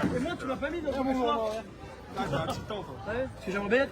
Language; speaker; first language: French; native; French